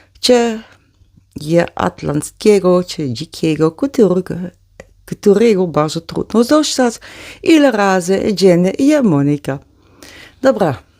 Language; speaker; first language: Polish; non-native, learner; Dutch